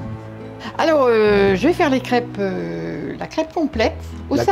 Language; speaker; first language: French; native; French